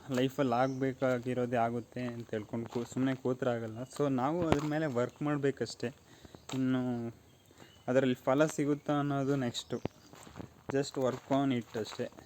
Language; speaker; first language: Kannada; native; Kannada